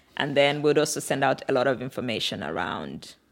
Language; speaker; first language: English; non-native, local second language; Bemba